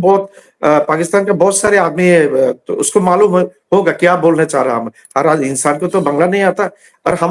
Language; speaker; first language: Hindi; non-native, learner; Bangla